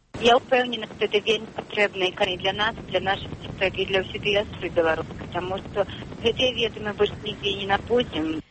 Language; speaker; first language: Belarusian; non-native, local second language; Russian